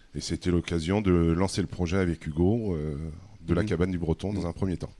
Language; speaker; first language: French; native; French